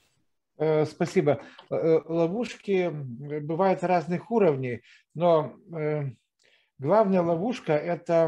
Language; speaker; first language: Russian; non-native, fluent; Lithuanian